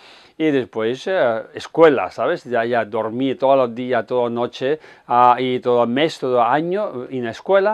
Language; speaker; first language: Spanish; non-native, fluent; Tibetan